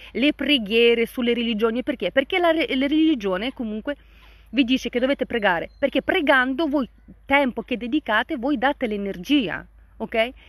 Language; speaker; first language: Italian; non-native, fluent; Russian